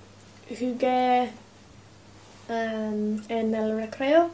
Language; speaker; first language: Spanish; non-native, learner; English